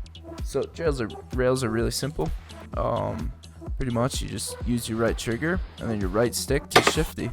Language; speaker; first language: English; native; English